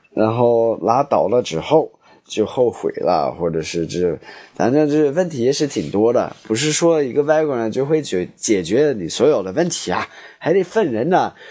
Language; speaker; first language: Chinese; non-native, fluent; English